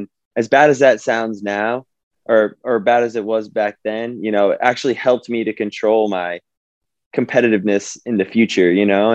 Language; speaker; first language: English; native; English